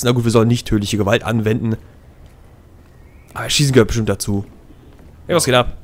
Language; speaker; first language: German; native; German